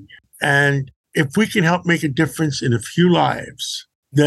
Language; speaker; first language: English; early bilingual, other home language; Greek